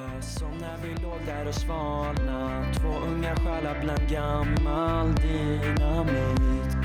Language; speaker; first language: Swedish; native; Swedish